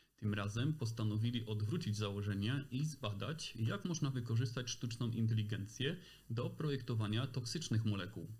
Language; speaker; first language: Polish; native; Polish